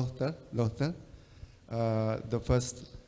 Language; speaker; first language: English; non-native, learner; Indonesian